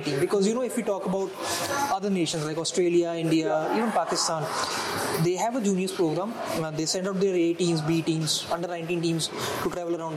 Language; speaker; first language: English; non-native, local second language; Punjabi